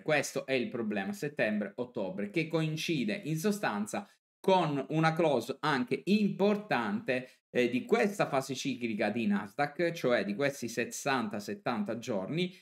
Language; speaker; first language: Italian; native; Italian